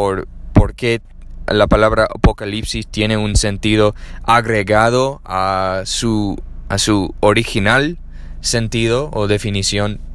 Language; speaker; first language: Spanish; non-native, learner; English